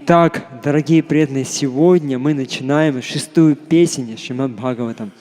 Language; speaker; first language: Russian; native; Russian